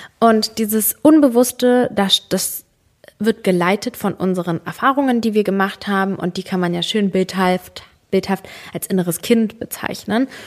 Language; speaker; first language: German; early bilingual, other home language; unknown